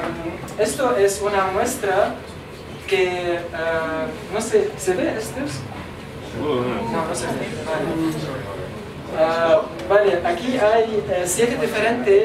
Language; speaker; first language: Spanish; non-native, learner; Arabic